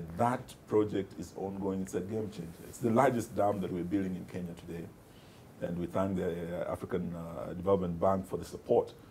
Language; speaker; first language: English; non-native, local second language; Luyia